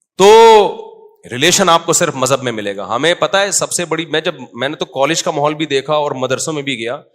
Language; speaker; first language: Urdu; native; Urdu